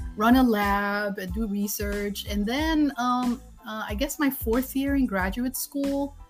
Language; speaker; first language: English; non-native, fluent; Dutch